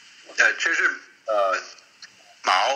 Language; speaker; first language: Chinese; non-native, learner; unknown